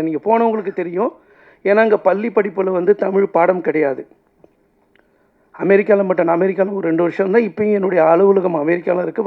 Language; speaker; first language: Tamil; native; Tamil